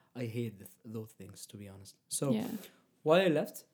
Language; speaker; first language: English; non-native, fluent; Arabic